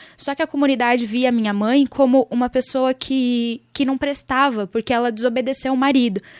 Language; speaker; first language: Portuguese; early bilingual, other home language; Arabic